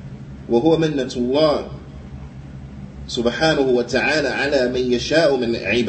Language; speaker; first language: Arabic; non-native, fluent; English